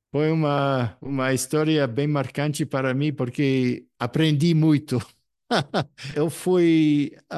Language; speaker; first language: Portuguese; non-native, fluent; English